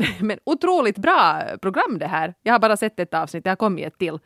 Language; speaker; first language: Swedish; native; Swedish